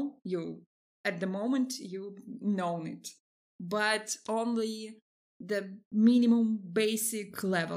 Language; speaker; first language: English; non-native, fluent; Russian